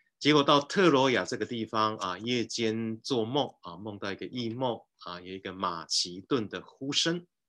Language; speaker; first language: Chinese; native; Chinese